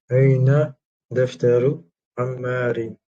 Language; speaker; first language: Arabic; non-native, learner; French